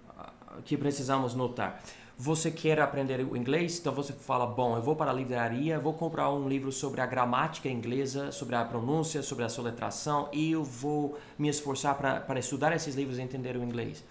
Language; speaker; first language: Portuguese; non-native, fluent; English